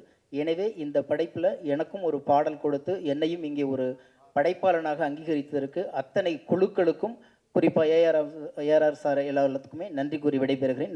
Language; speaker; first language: Tamil; native; Tamil